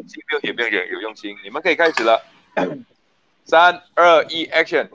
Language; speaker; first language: Chinese; native; Chinese